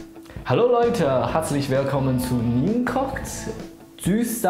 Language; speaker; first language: German; non-native, fluent; Chinese